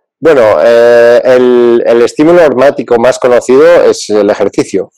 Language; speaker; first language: Spanish; early bilingual, other home language; English